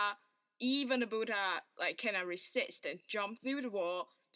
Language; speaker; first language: English; non-native, fluent; Chinese